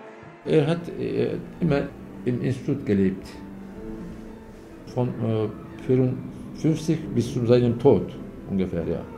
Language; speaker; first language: German; non-native, fluent; Turkish